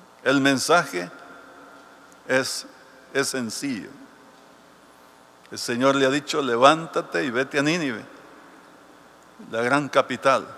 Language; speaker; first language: Spanish; native; Spanish